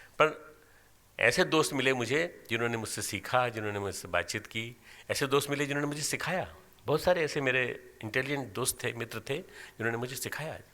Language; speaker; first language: Hindi; native; Hindi